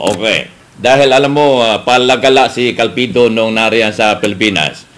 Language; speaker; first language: Filipino; native; Filipino